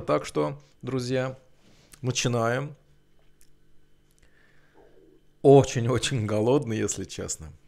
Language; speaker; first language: Russian; non-native, local second language; Azerbaijani